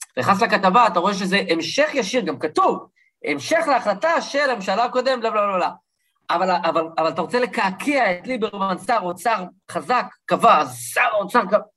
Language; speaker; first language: Hebrew; early bilingual, other home language; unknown